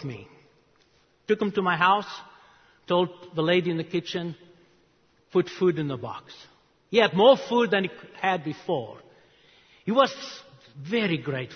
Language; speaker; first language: English; non-native, local second language; Afrikaans